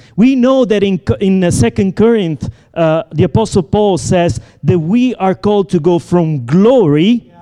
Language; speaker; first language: English; non-native, fluent; Italian